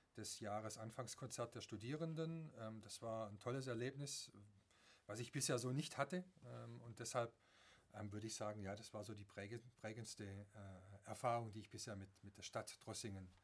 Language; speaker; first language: German; native; German